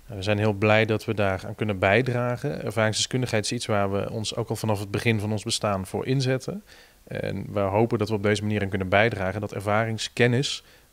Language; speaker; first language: Dutch; native; Dutch